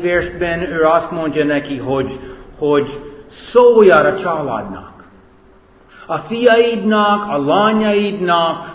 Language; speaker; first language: Hungarian; non-native, fluent; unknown